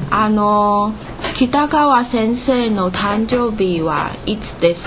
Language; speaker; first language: Japanese; non-native, learner; Chinese